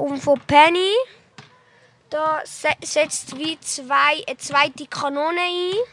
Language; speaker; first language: German; native; German